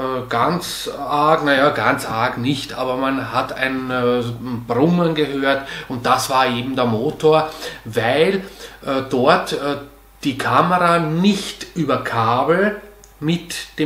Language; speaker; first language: German; native; German